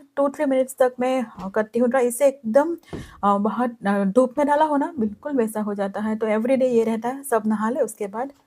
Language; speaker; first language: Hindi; non-native, local second language; Gujarati